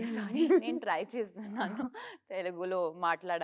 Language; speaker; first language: Telugu; non-native, learner; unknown